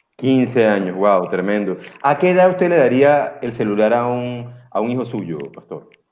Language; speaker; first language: Spanish; native; Spanish